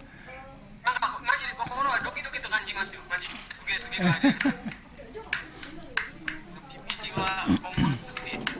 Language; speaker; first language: Japanese; non-native, learner; Indonesian